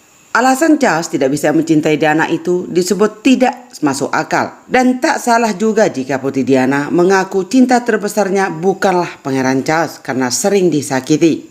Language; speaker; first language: Indonesian; native; Indonesian